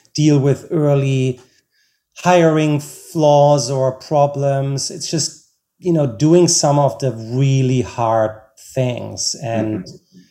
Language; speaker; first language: English; non-native, fluent; German